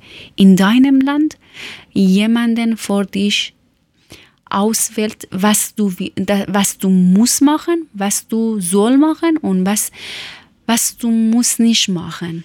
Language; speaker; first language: German; non-native, learner; Persian